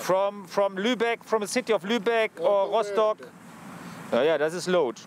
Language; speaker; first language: English; non-native, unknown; German